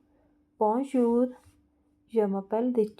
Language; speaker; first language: French; non-native, fluent; Hindi